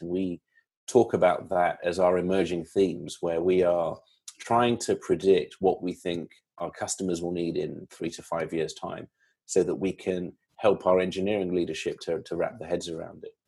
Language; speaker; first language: English; native; English